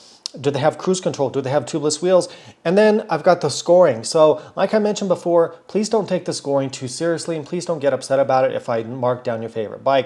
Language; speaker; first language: English; native; English